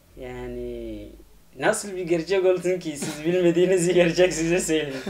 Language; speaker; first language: Turkish; non-native, fluent; Arabic